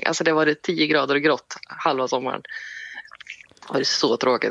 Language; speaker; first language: Swedish; native; Swedish